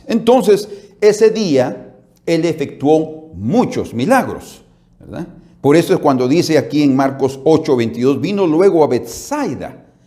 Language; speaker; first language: Spanish; native; Spanish